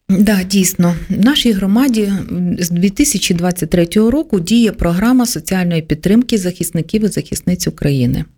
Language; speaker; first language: Ukrainian; native; Ukrainian